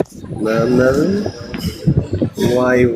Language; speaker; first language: English; non-native, learner; Korean